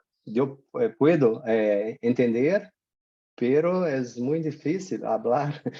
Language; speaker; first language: Spanish; non-native, learner; Portuguese